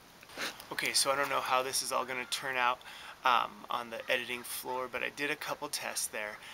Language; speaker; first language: English; native; English